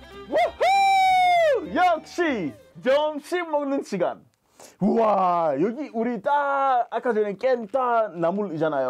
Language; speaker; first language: Korean; non-native, fluent; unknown